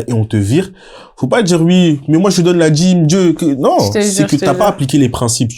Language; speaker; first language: French; native; French